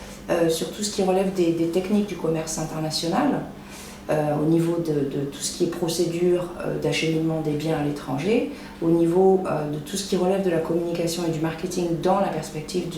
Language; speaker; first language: French; native; French